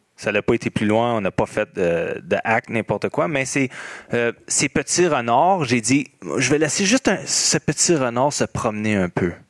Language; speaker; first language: French; native; French